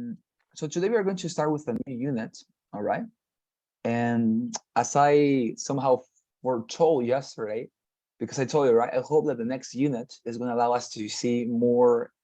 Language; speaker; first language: English; non-native, fluent; Spanish